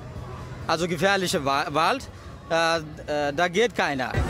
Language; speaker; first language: German; non-native, learner; Bangla